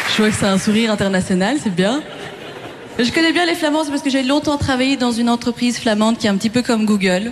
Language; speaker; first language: French; early bilingual, other home language; Persian